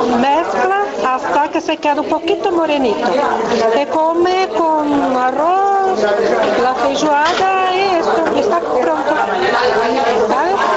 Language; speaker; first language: Spanish; non-native, learner; Portuguese